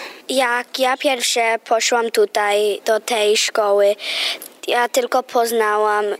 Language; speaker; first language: Polish; early bilingual, heritage; Polish